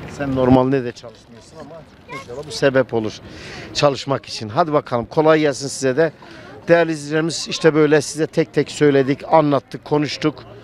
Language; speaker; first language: Turkish; native; Turkish